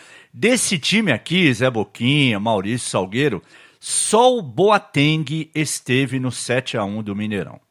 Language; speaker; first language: Portuguese; native; Portuguese